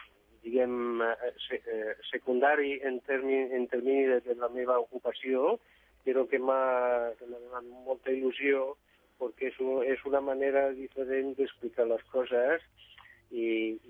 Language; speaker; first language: Catalan; non-native, fluent; Italian